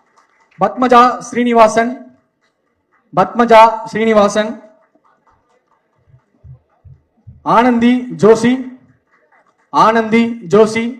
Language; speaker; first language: Tamil; native; Tamil